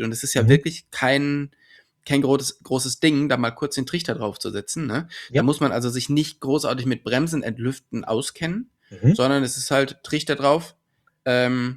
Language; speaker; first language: German; native; German